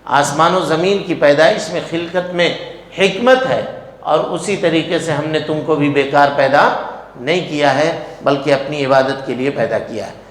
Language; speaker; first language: Urdu; native; Urdu